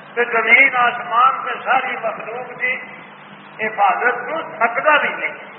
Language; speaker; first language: Urdu; non-native, local second language; Punjabi